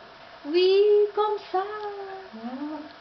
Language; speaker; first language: French; non-native, learner; Czech